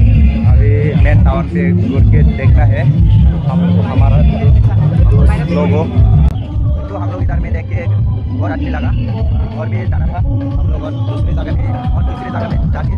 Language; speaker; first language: Hindi; non-native, local second language; Kok Borok